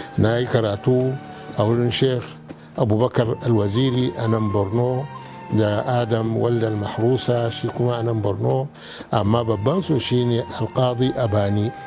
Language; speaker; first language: Hausa; non-native, local second language; Arabic